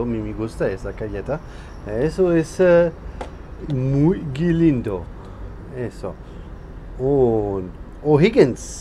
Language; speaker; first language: Spanish; non-native, learner; English